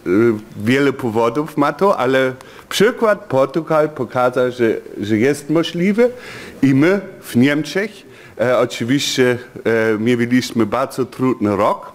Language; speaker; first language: Polish; non-native, fluent; German